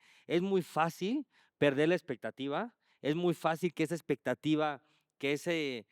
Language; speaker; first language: Spanish; native; Spanish